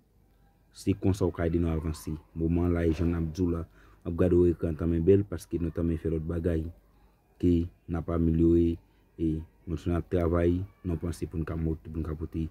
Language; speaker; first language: French; non-native, learner; Haitian Creole